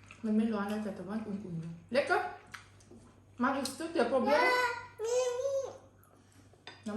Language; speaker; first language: Dutch; non-native, learner; Thai